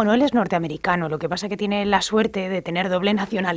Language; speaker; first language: Spanish; native; Spanish